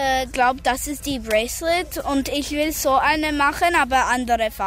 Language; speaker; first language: German; early bilingual, other home language; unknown